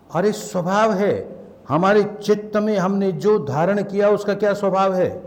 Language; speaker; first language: Hindi; early bilingual, heritage; Hindi